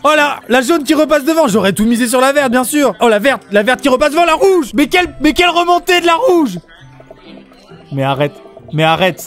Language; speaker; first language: French; native; French